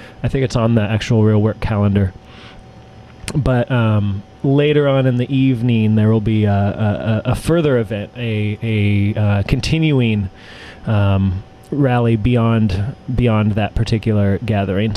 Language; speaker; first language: English; native; English